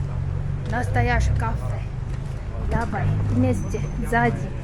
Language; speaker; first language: Russian; non-native, learner; Korean